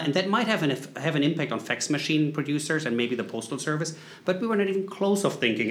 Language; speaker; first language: English; non-native, fluent; German